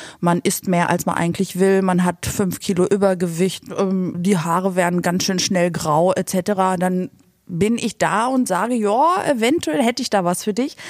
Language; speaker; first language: German; native; German